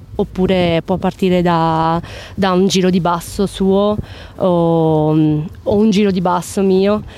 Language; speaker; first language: Italian; native; Italian